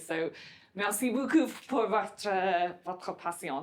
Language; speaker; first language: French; non-native, learner; English